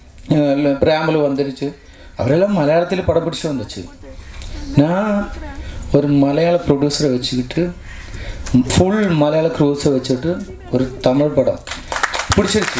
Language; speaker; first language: Tamil; non-native, local second language; Malayalam